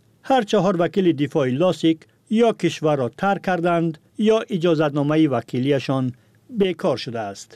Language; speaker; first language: Persian; native; Persian